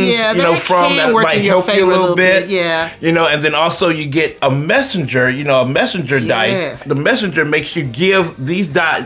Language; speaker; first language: English; native; English